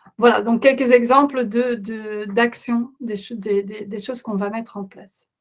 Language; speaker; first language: French; non-native, fluent; Dutch